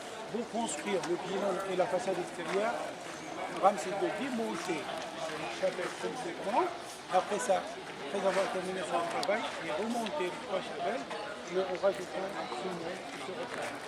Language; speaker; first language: French; non-native, fluent; Arabic